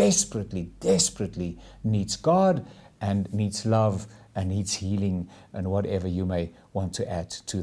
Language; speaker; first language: English; non-native, local second language; Afrikaans